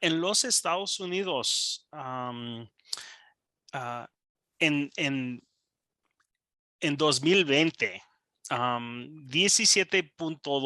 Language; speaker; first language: Spanish; non-native, learner; English